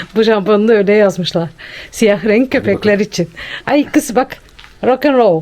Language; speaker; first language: Turkish; native; Turkish